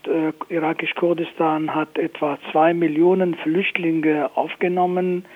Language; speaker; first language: German; non-native, fluent; Kurdish